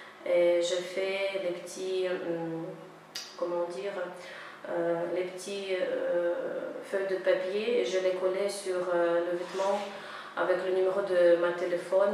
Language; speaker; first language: French; non-native, fluent; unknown